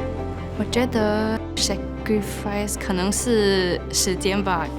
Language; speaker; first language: Chinese; non-native, local second language; English